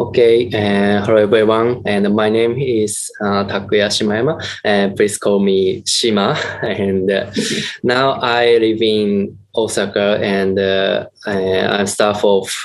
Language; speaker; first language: English; non-native, learner; Japanese